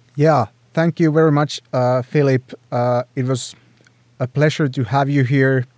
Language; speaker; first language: English; non-native, fluent; Finnish